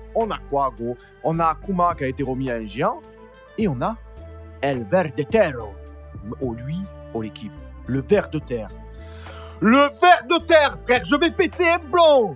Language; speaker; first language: French; native; French